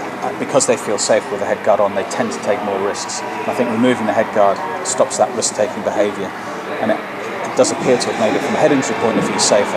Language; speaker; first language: English; native; English